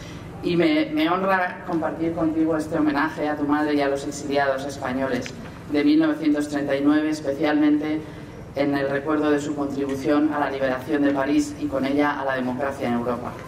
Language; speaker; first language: Spanish; native; Spanish